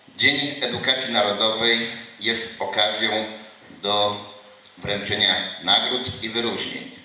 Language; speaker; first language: Polish; native; Polish